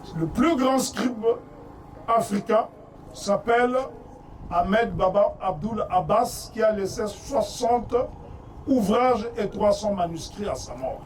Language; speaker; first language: French; non-native, local second language; Kongo